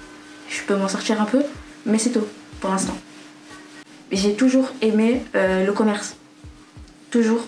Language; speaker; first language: French; non-native, local second language; Arabic